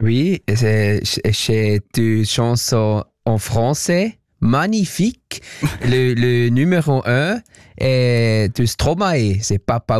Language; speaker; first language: French; non-native, learner; German